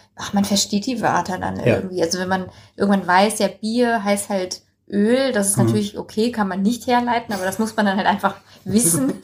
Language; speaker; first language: German; native; German